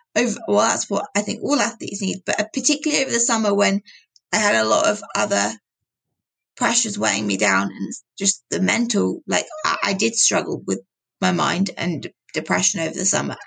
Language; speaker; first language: English; native; English